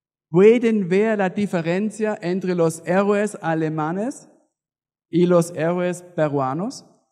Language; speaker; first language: Spanish; non-native, fluent; German